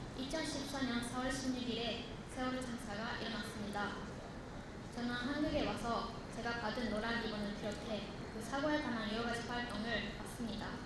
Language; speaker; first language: Korean; non-native, fluent; Japanese